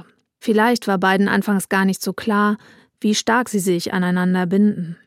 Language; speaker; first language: German; native; German